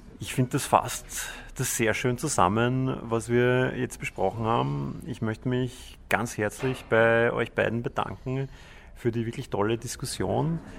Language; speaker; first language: German; native; German